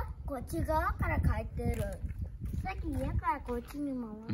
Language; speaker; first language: Japanese; early bilingual, heritage; Japanese